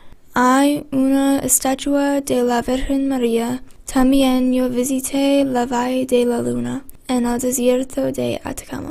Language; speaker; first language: Spanish; non-native, learner; English